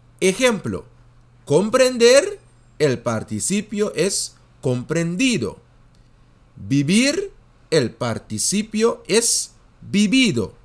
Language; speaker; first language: Spanish; non-native, fluent; Dutch